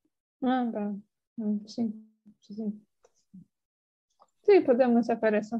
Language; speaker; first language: Spanish; non-native, learner; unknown